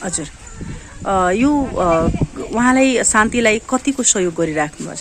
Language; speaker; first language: Nepali; non-native, local second language; Maithili